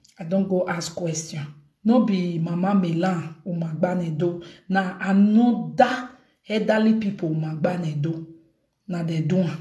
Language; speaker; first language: Nigerian Pidgin; non-native, local second language; Bini